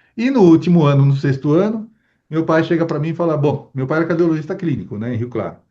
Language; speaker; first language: Portuguese; early bilingual, other home language; Spanish